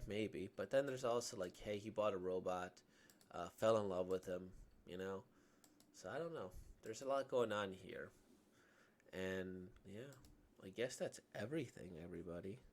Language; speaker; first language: English; native; English